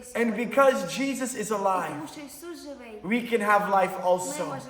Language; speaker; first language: English; native; English